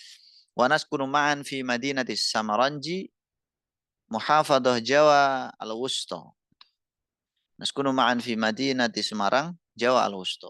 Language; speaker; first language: Arabic; non-native, learner; Indonesian